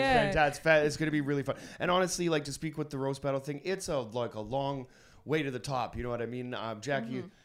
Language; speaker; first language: English; native; English